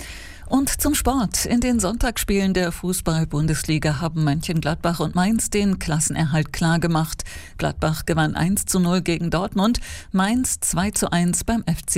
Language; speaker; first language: German; native; German